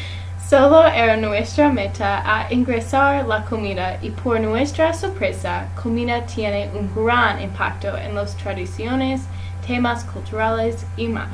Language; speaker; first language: Spanish; non-native, learner; English